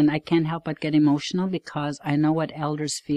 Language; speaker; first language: English; non-native, fluent; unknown